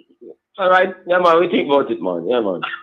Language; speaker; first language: English; native; English